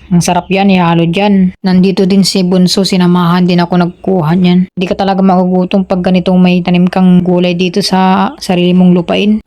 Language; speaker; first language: Filipino; non-native, local second language; Iloko